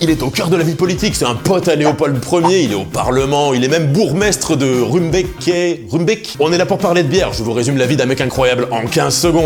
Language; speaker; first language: French; native; French